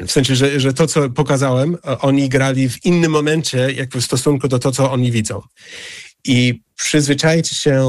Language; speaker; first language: Polish; non-native, fluent; English